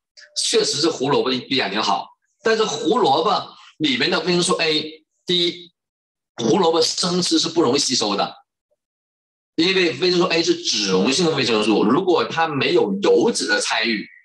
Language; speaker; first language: Chinese; native; Chinese